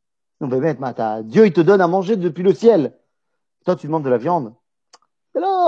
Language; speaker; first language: French; native; French